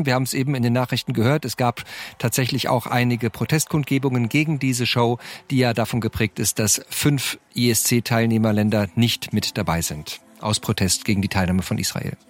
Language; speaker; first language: German; native; German